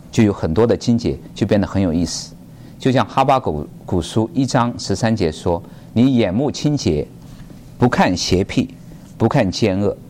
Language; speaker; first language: Chinese; native; Chinese